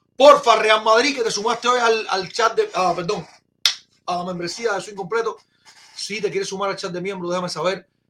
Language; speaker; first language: Spanish; native; Spanish